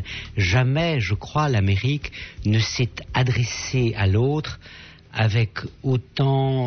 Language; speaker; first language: French; native; French